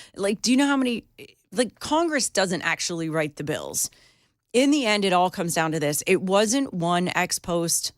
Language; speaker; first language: English; native; English